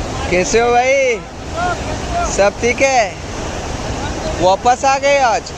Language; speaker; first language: Hindi; non-native, learner; Persian